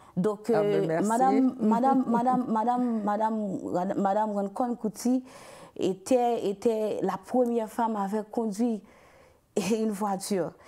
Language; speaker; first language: French; non-native, local second language; Haitian Creole